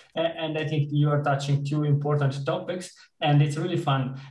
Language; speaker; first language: English; non-native, fluent; Italian